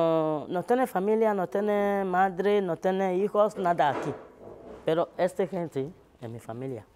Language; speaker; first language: Spanish; non-native, learner; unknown